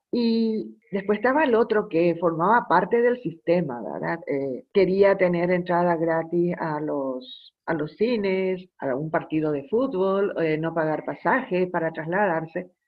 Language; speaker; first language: Spanish; native; Spanish